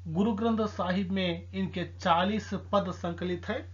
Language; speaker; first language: Hindi; non-native, local second language; Telugu